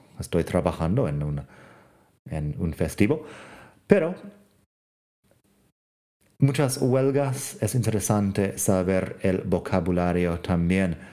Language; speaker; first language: Spanish; non-native, fluent; English